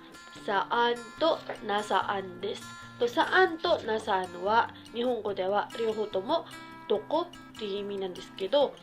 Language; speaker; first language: Japanese; non-native, fluent; Cebuano